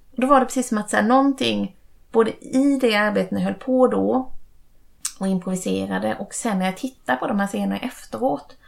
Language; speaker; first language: Swedish; native; Swedish